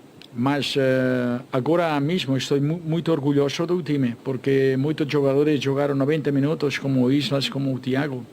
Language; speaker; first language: Portuguese; non-native, fluent; Catalan